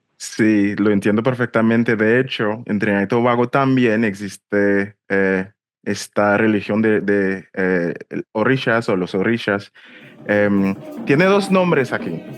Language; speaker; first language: Spanish; non-native, fluent; English